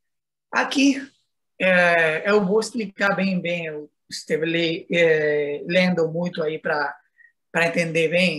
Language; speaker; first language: Portuguese; non-native, fluent; Spanish